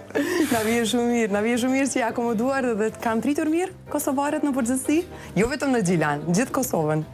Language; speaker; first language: Albanian; native; Albanian